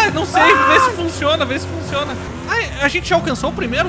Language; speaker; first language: Portuguese; native; Portuguese